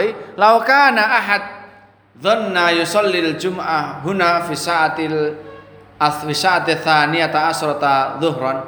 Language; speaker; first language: Arabic; non-native, fluent; Indonesian